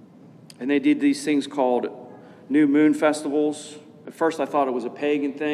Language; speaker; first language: English; native; English